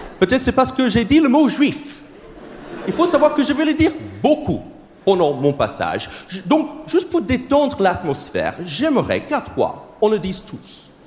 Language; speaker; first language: French; non-native, fluent; English